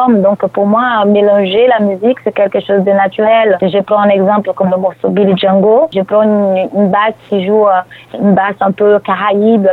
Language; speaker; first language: French; non-native, fluent; Portuguese